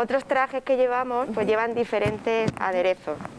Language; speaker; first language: Spanish; native; Spanish